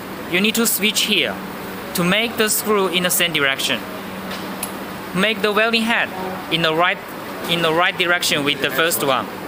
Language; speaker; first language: English; non-native, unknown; Chinese